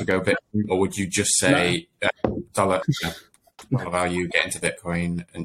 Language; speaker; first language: English; native; English